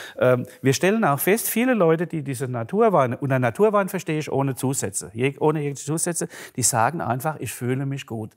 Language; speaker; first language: German; native; German